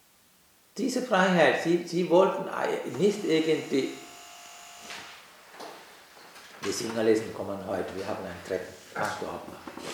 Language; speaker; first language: German; non-native, learner; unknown